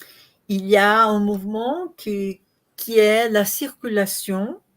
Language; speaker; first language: French; non-native, learner; Portuguese